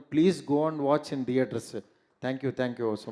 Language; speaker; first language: Telugu; native; Telugu